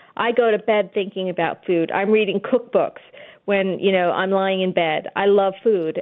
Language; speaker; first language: English; early bilingual, other home language; Urdu